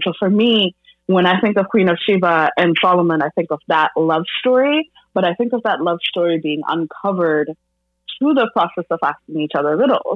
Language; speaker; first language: English; non-native, local second language; Bangla